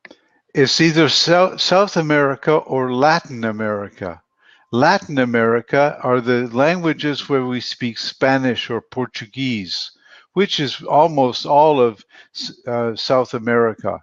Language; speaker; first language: English; non-native, fluent; Spanish